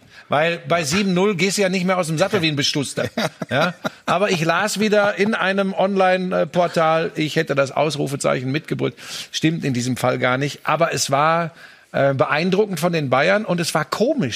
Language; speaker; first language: German; native; German